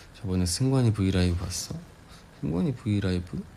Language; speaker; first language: Korean; native; Korean